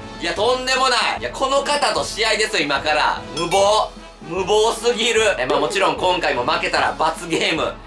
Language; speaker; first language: Japanese; native; Japanese